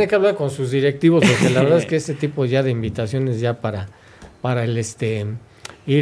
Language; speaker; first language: Spanish; native; Spanish